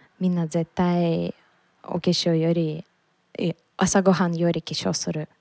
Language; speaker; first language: Japanese; non-native, learner; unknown